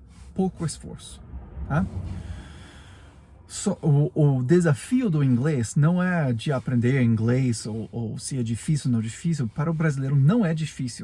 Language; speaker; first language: Portuguese; non-native, fluent; English